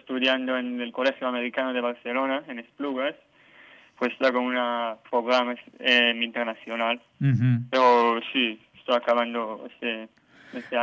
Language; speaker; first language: Spanish; non-native, learner; Hebrew